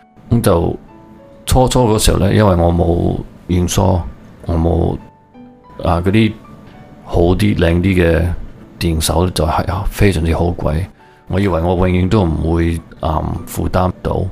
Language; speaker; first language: Cantonese; early bilingual, heritage; Cantonese